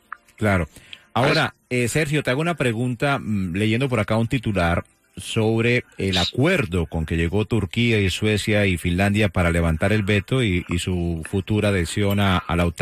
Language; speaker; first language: Spanish; native; Spanish